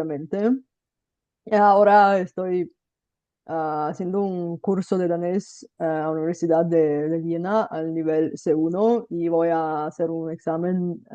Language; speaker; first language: Spanish; non-native, fluent; Bulgarian